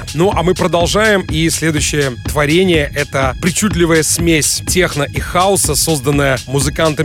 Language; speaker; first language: Russian; native; Russian